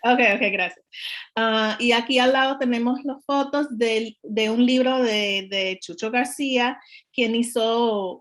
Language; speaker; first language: Spanish; non-native, learner; English